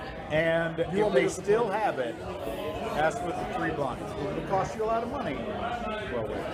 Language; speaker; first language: English; native; English